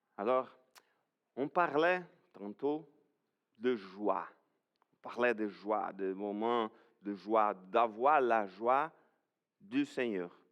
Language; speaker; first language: French; non-native, fluent; Portuguese